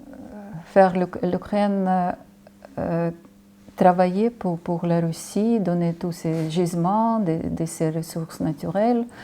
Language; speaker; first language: French; non-native, fluent; Ukrainian